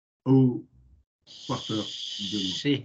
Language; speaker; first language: French; non-native, learner; English